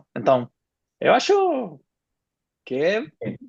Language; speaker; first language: Portuguese; non-native, fluent; Spanish